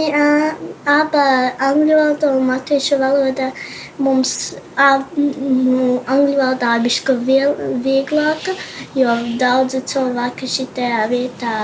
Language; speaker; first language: Latvian; early bilingual, heritage; Latvian